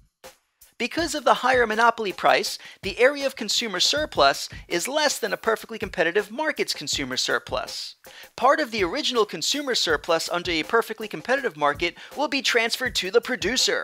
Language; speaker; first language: English; native; English